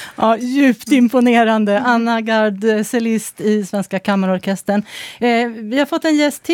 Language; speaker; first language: Swedish; native; Swedish